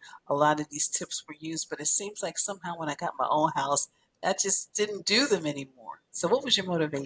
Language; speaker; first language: English; native; English